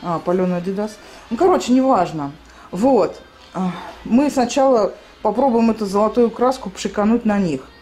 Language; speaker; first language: Russian; native; Russian